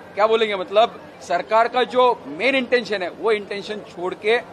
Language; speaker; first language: Hindi; non-native, local second language; Marathi